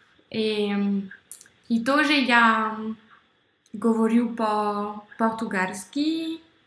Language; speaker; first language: Russian; non-native, learner; French